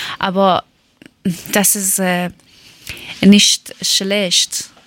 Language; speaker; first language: German; non-native, learner; Persian